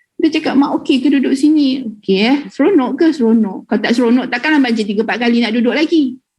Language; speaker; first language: Malay; native; Malay